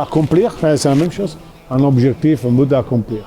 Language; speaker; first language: French; non-native, fluent; Italian